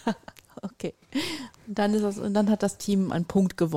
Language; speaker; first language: German; native; German